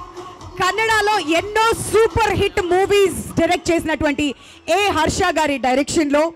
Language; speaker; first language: Telugu; native; Telugu